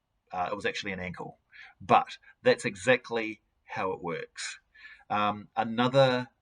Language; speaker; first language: English; native; English